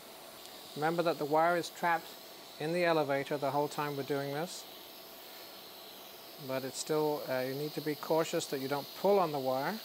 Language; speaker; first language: English; native; English